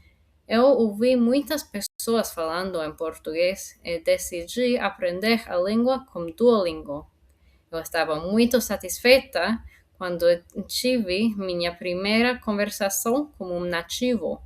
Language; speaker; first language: Portuguese; non-native, fluent; English